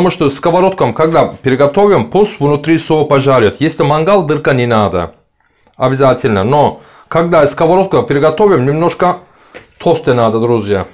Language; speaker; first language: Russian; non-native, learner; Turkish